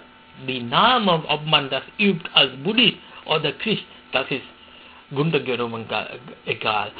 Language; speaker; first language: German; non-native, fluent; Sinhala